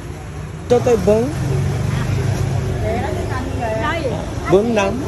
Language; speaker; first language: Vietnamese; non-native, learner; Japanese